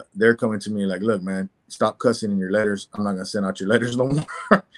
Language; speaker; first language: English; native; English